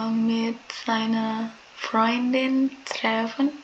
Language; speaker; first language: German; non-native, learner; Indonesian